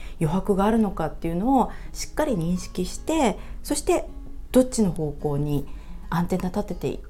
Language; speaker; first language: Japanese; native; Japanese